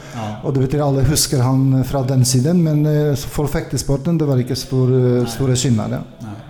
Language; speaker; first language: Swedish; non-native, fluent; Polish